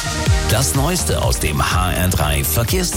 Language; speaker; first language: German; native; German